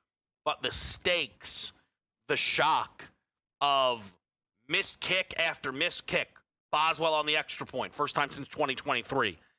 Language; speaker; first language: English; native; English